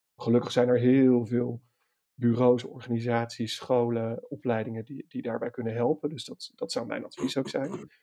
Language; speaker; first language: Dutch; native; Dutch